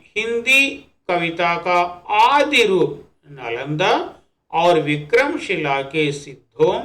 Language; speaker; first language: Hindi; non-native, local second language; Telugu